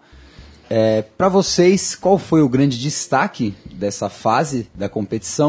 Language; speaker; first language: Portuguese; native; Portuguese